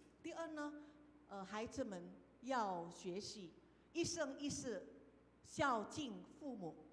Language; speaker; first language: Chinese; non-native, fluent; Indonesian